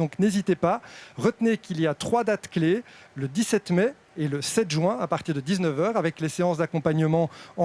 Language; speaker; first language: French; native; French